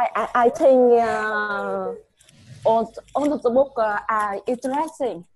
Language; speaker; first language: English; non-native, learner; Vietnamese